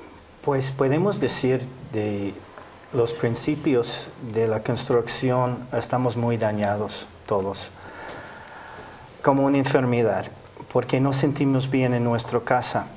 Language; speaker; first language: Spanish; non-native, fluent; English